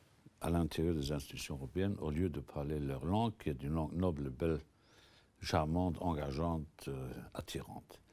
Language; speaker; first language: French; non-native, local second language; Luxembourgish